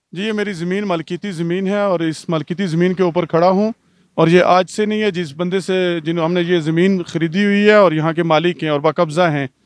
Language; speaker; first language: Urdu; non-native, local second language; Punjabi